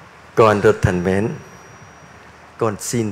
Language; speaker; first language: Vietnamese; native; Vietnamese